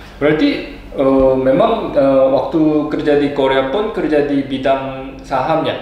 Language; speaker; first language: Indonesian; non-native, fluent; Korean